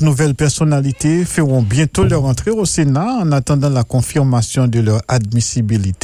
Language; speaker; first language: French; native; French